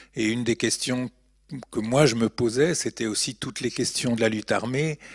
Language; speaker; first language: French; native; French